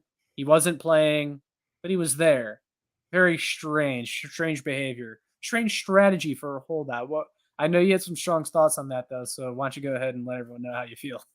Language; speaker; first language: English; native; English